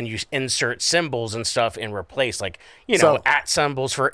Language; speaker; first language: English; native; English